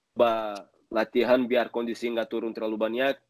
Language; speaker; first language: Malay; non-native, fluent; Portuguese